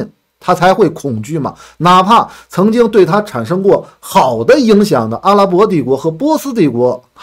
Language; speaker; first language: Chinese; native; Chinese